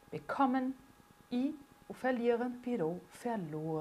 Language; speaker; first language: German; non-native, fluent; Portuguese